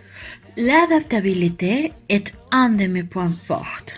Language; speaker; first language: French; non-native, fluent; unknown